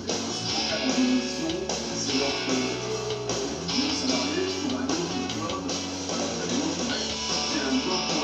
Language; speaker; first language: French; native; French